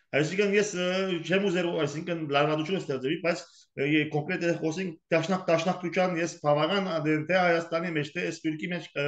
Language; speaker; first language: Armenian; early bilingual, heritage; Armenian